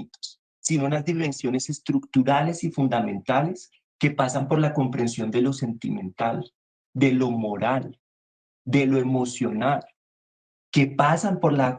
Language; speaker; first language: Spanish; native; Spanish